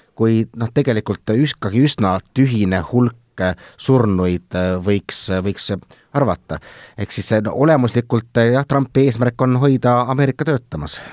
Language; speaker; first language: Estonian; native; Estonian